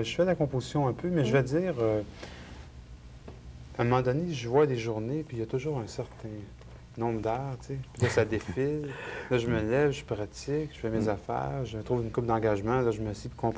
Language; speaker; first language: French; native; French